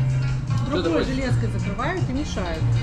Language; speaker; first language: Russian; native; Russian